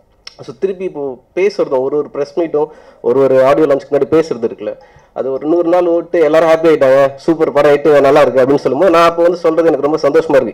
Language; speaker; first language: Tamil; native; Tamil